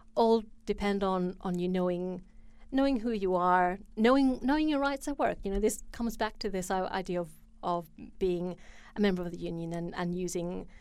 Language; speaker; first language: English; non-native, fluent; Finnish